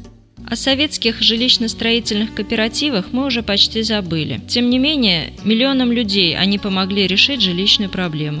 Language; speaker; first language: Russian; native; Russian